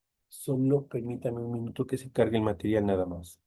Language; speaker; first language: Spanish; native; Spanish